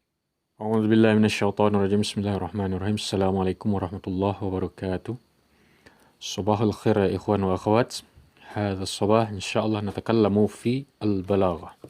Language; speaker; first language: Arabic; non-native, fluent; Indonesian